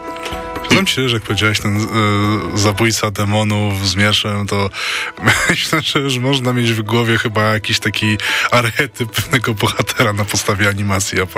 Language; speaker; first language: Polish; native; Polish